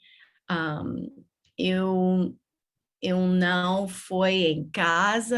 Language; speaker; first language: Portuguese; non-native, learner; English